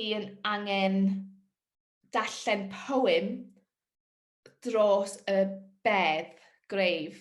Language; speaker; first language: Welsh; non-native, local second language; English